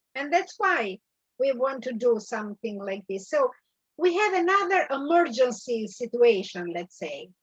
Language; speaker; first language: English; non-native, learner; Albanian